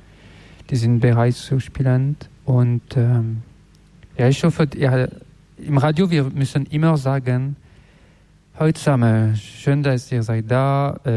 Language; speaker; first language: German; non-native, fluent; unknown